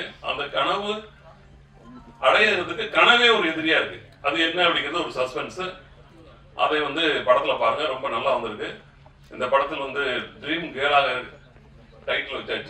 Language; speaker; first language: Tamil; native; Tamil